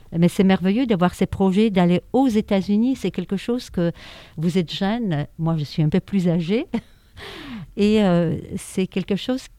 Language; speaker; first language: French; non-native, fluent; Polish